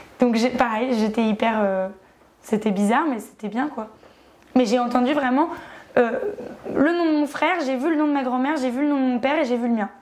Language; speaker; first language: French; native; French